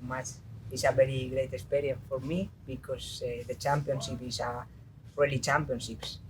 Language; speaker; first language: English; non-native, learner; Spanish